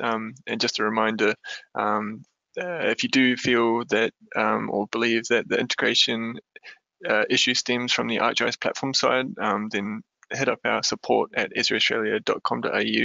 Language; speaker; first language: English; native; English